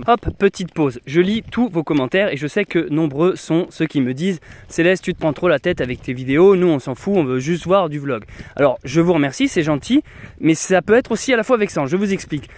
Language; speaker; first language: French; native; French